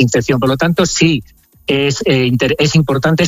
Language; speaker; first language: Spanish; native; Spanish